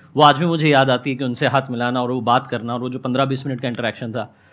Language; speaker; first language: Hindi; native; Hindi